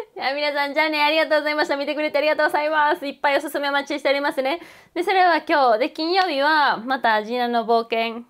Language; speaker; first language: Japanese; non-native, fluent; Spanish